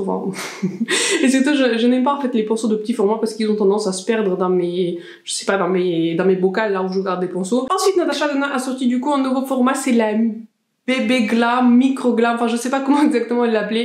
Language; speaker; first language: French; native; French